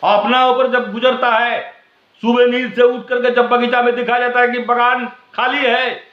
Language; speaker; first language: Hindi; non-native, local second language; Bangla